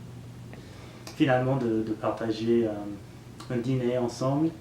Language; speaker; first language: French; non-native, fluent; English